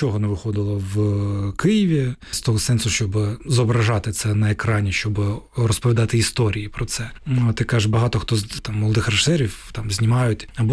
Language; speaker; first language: Ukrainian; native; Ukrainian